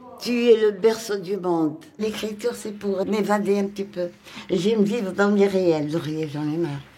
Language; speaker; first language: French; native; French